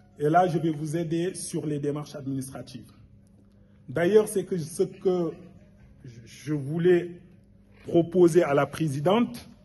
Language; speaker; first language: French; non-native, local second language; Wolof